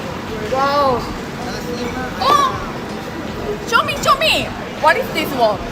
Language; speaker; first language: English; non-native, learner; Japanese